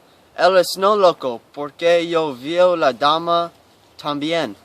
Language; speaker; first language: Spanish; non-native, learner; English